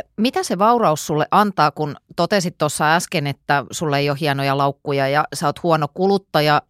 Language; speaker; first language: Finnish; native; Finnish